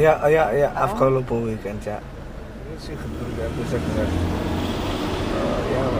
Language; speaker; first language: Dutch; non-native, learner; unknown